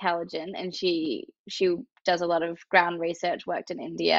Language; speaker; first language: English; native; English